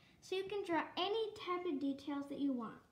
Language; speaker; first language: English; native; English